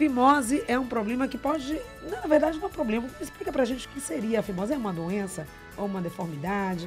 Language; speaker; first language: Portuguese; native; Portuguese